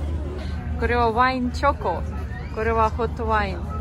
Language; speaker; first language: Japanese; non-native, learner; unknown